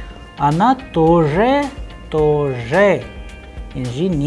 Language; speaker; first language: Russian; non-native, fluent; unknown